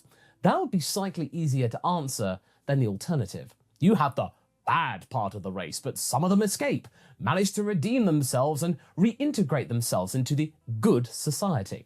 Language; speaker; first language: English; native; English